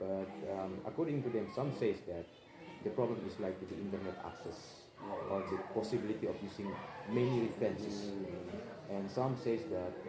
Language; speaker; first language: English; non-native, learner; Indonesian